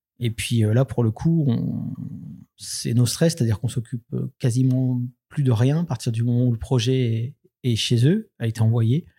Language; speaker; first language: French; native; French